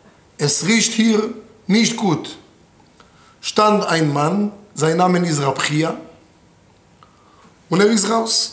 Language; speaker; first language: German; non-native, fluent; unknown